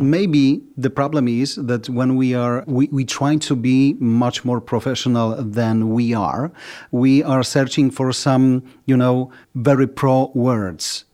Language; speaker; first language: English; non-native, fluent; Polish